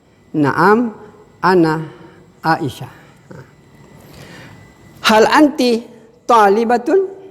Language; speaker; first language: Arabic; non-native, fluent; Indonesian